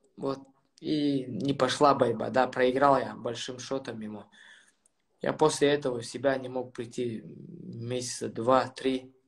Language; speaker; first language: Russian; non-native, local second language; Chechen